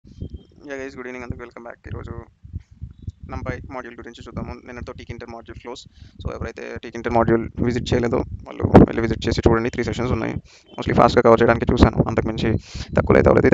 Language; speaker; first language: Telugu; native; Telugu